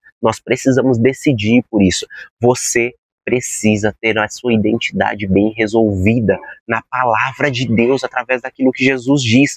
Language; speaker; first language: Portuguese; native; Portuguese